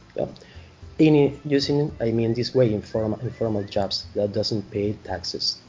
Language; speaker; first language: English; non-native, fluent; Spanish